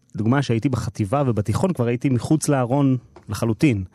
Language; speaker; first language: Hebrew; native; Hebrew